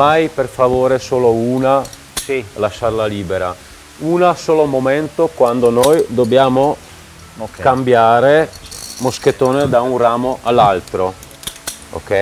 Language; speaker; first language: Italian; non-native, fluent; Czech